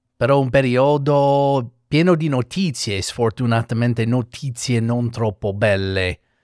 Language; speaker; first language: Italian; non-native, fluent; English